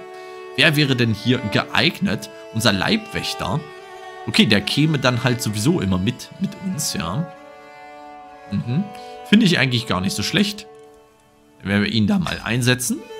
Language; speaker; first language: German; native; German